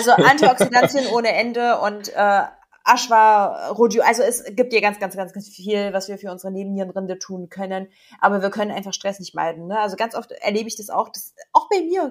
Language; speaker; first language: German; native; German